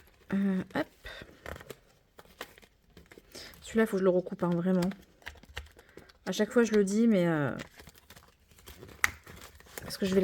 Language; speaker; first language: French; native; French